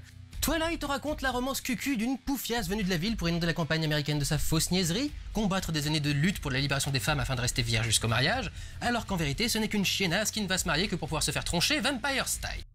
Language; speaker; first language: French; native; French